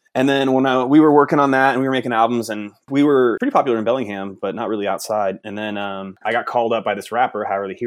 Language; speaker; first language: English; native; English